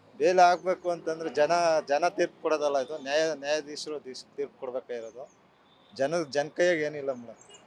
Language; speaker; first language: Kannada; native; Kannada